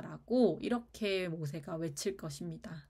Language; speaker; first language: Korean; native; Korean